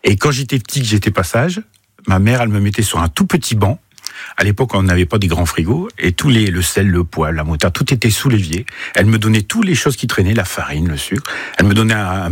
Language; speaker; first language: French; native; French